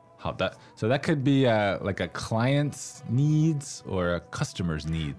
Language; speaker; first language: English; native; English